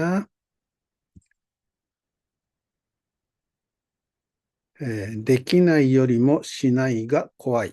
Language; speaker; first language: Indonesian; non-native, fluent; Japanese